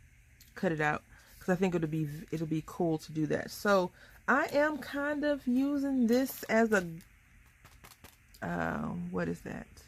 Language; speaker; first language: English; native; English